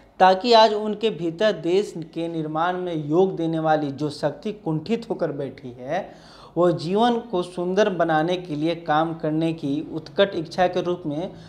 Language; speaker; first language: Hindi; native; Hindi